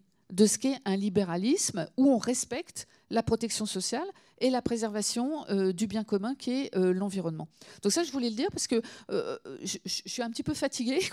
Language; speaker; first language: French; native; French